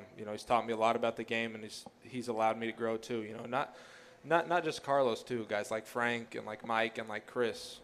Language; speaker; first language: English; early bilingual, other home language; Greek